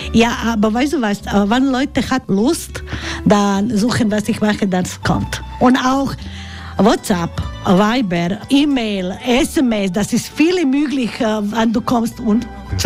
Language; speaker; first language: German; non-native, learner; Croatian